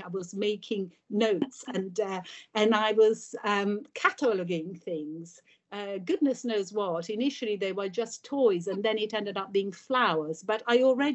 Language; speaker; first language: English; early bilingual, other home language; Italian